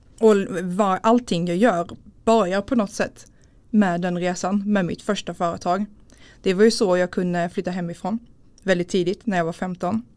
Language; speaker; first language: Swedish; native; Swedish